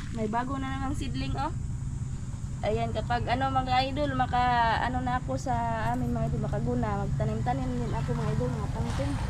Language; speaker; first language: Filipino; native; Filipino